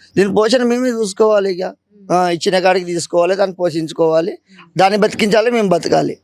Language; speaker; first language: Telugu; native; Telugu